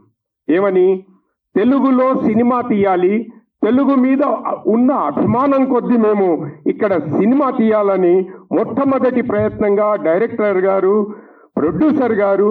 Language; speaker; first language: Telugu; native; Telugu